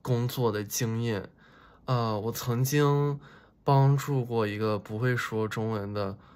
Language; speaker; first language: Chinese; early bilingual, heritage; Chinese